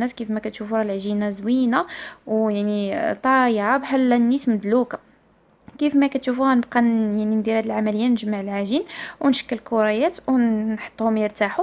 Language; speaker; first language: Arabic; native; Arabic